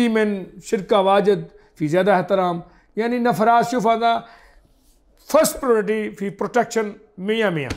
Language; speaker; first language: Arabic; non-native, learner; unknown